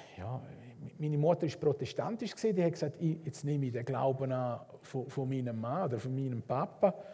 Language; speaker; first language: German; native; German